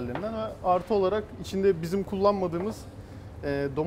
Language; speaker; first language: Turkish; native; Turkish